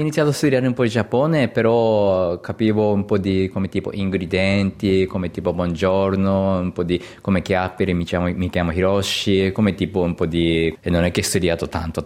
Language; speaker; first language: Italian; non-native, learner; Japanese